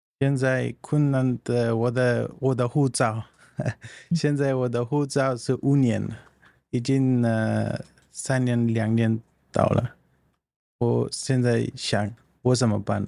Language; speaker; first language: Chinese; non-native, learner; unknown